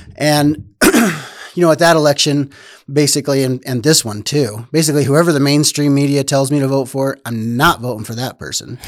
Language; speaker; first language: English; native; English